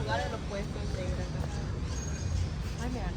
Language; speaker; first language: Spanish; native; Spanish